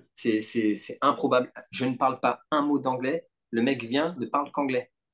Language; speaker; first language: French; native; French